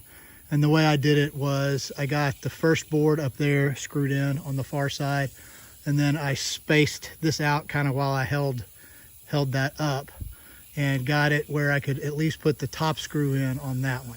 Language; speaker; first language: English; native; English